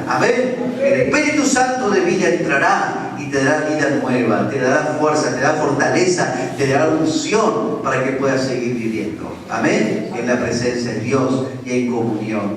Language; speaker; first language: Spanish; native; Spanish